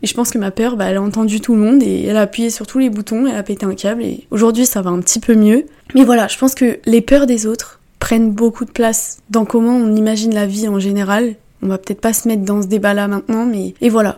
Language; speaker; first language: French; native; French